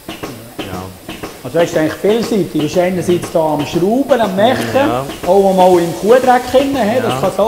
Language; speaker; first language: German; native; German